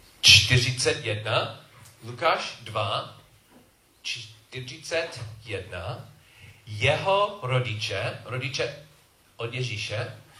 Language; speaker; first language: Czech; non-native, learner; English